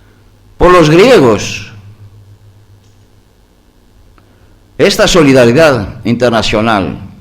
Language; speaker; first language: Spanish; non-native, learner; Greek